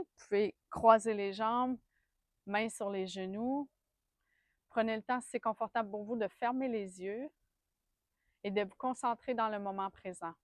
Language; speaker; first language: French; native; French